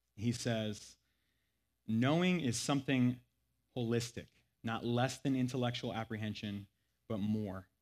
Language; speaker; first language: English; native; English